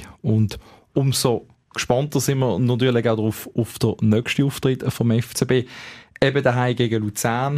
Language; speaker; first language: German; native; German